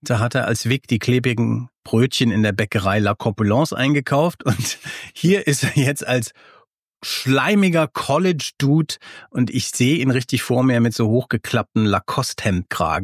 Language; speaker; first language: German; native; German